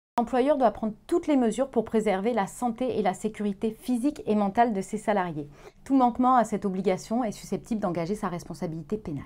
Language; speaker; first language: French; native; French